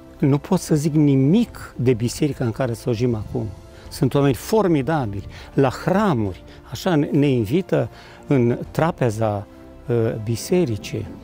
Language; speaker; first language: Romanian; non-native, local second language; Ukrainian